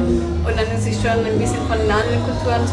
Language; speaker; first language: German; non-native, fluent; Spanish